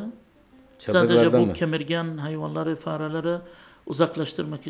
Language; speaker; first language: Turkish; non-native, fluent; Arabic